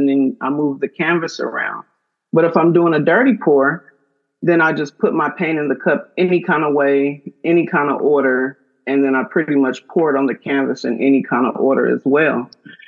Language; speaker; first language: English; native; English